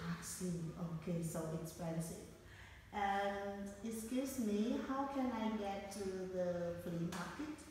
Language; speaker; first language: English; non-native, fluent; Vietnamese